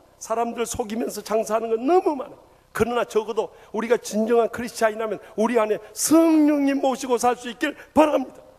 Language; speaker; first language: Korean; native; Korean